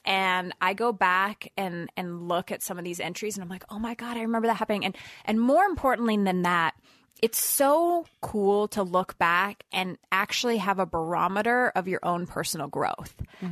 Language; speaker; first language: English; native; English